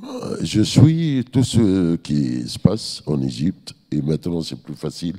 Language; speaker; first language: French; non-native, fluent; Arabic